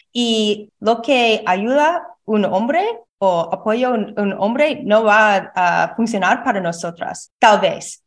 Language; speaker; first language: Spanish; non-native, learner; English